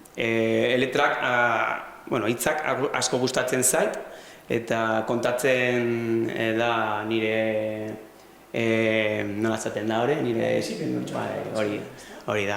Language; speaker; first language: Basque; non-native, local second language; Spanish